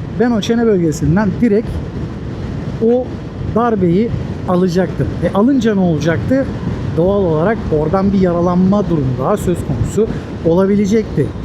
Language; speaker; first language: Turkish; native; Turkish